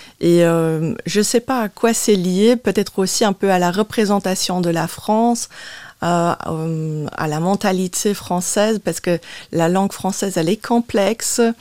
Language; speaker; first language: French; non-native, local second language; Luxembourgish